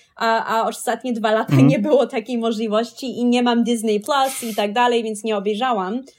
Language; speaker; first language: Polish; early bilingual, heritage; Polish